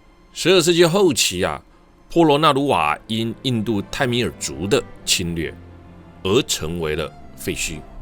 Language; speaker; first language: Chinese; native; Chinese